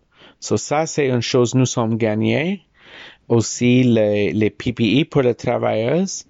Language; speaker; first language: French; non-native, learner; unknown